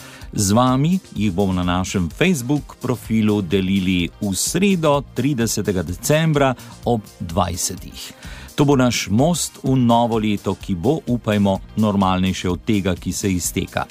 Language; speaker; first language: Slovenian; native; Slovenian